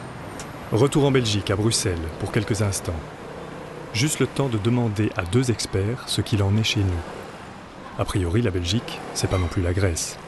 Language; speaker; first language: French; native; French